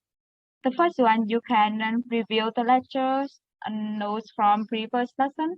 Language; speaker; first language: English; non-native, learner; Vietnamese